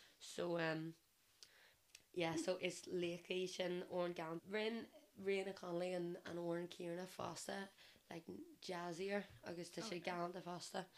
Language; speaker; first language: Irish; non-native, local second language; English